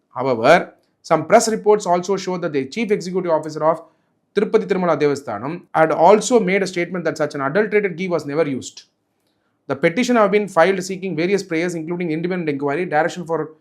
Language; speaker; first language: English; non-native, local second language; Tamil